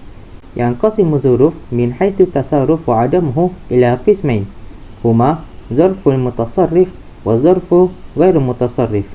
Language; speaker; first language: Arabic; non-native, learner; Malay